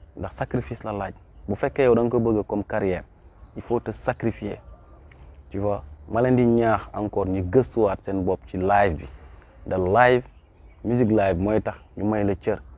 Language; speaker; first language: Wolof; non-native, local second language; Mandingo